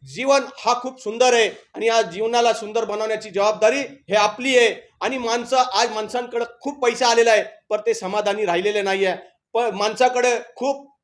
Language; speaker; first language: Marathi; native; Marathi